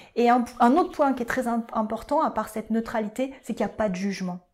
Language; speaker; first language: French; native; French